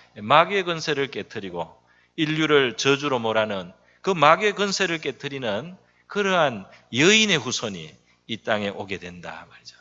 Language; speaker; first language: Korean; native; Korean